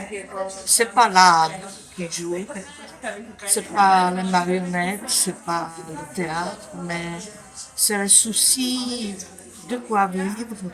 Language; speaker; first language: French; non-native, fluent; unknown